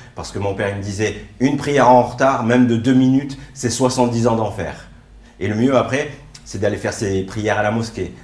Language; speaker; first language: French; early bilingual, other home language; Riffian